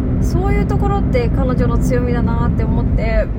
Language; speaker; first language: Japanese; native; Japanese